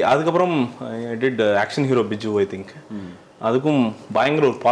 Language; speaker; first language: Tamil; native; Tamil